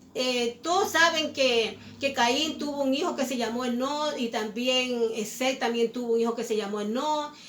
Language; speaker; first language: Spanish; native; Spanish